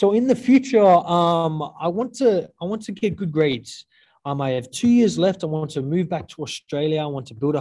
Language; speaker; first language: English; native; English